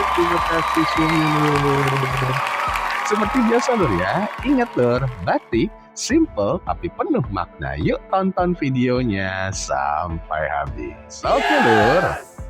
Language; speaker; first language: Indonesian; native; Indonesian